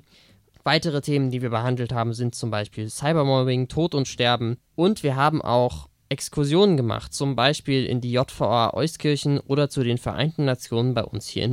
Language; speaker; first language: German; native; German